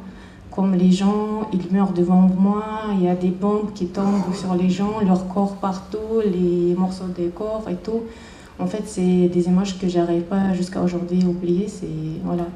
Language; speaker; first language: French; non-native, learner; Chechen